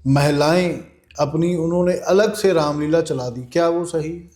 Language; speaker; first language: Hindi; non-native, local second language; Punjabi